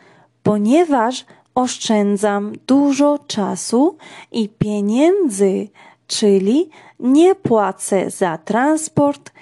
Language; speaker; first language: Polish; non-native, fluent; Georgian